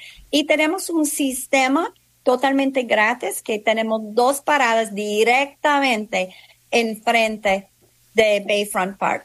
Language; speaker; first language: Spanish; non-native, fluent; English